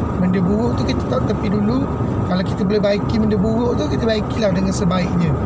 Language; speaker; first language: Malay; native; Malay